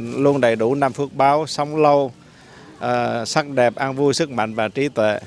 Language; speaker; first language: Vietnamese; native; Vietnamese